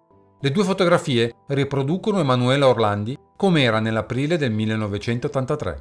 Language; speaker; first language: Italian; native; Italian